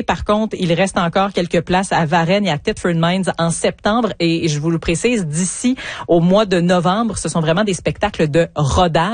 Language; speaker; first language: French; native; French